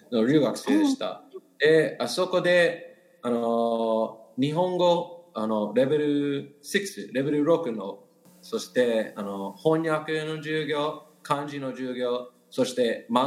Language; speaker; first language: Japanese; non-native, learner; English